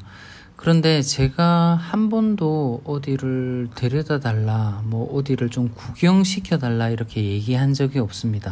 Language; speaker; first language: Korean; native; Korean